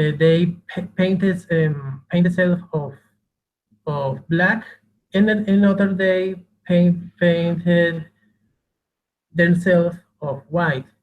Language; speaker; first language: English; non-native, learner; Spanish